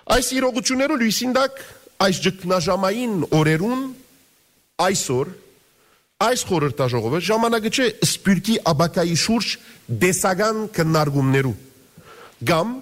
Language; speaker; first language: Armenian; early bilingual, heritage; Armenian